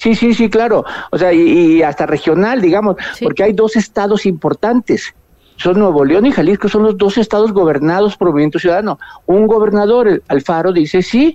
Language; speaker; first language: Spanish; native; Spanish